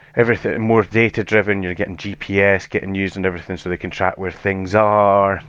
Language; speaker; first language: English; native; English